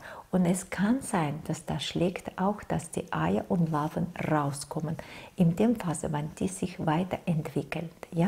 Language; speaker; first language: German; non-native, fluent; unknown